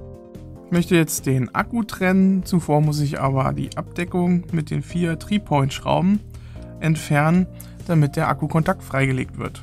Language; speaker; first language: German; native; German